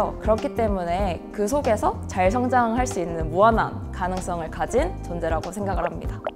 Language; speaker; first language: Korean; native; Korean